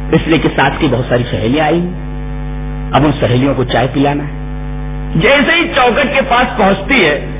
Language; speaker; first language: Urdu; native; Urdu